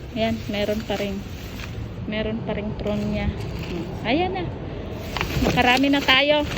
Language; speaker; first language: Filipino; native; Filipino